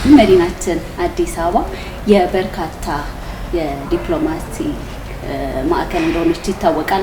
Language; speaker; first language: Amharic; native; Amharic